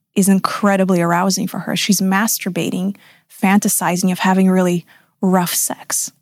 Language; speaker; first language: English; non-native, fluent; Russian